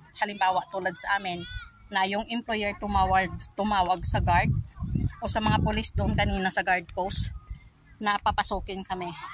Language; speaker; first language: Filipino; native; Filipino